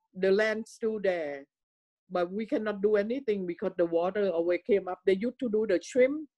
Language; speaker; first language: English; non-native, learner; Thai